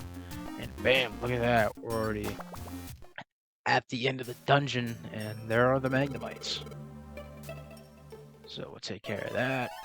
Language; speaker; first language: English; native; English